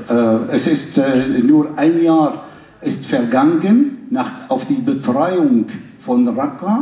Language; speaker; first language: German; non-native, fluent; Arabic